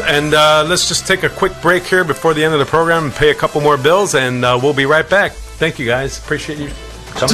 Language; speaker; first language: English; native; English